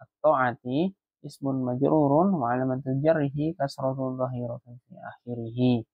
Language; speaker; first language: Arabic; non-native, fluent; Indonesian